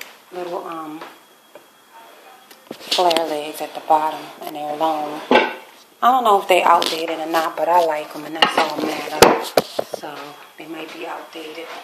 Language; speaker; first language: English; native; English